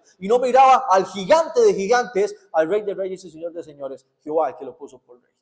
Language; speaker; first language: Spanish; native; Spanish